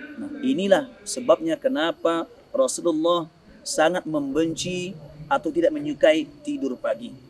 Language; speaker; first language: Indonesian; non-native, local second language; Minangkabau